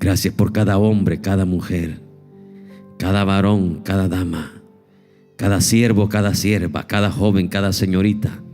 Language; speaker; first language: Spanish; native; Spanish